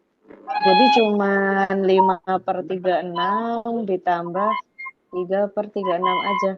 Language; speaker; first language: Indonesian; native; Indonesian